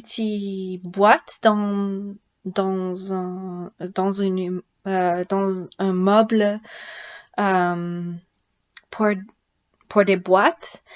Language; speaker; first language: French; non-native, learner; English